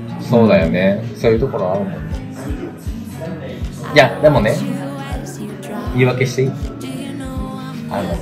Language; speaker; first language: Japanese; native; Japanese